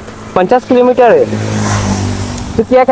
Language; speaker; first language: Hindi; non-native, learner; Sylheti